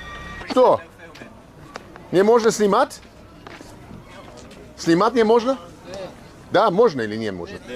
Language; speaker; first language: Russian; non-native, learner; English